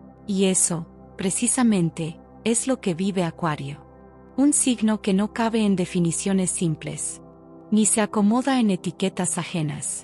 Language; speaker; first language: Spanish; native; Spanish